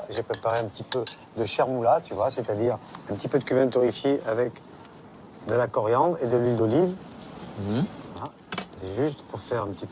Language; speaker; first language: French; native; French